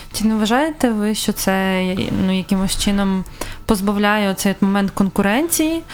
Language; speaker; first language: Ukrainian; native; Ukrainian